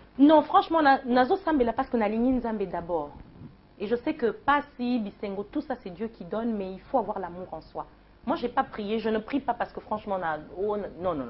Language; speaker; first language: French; non-native, local second language; Lingala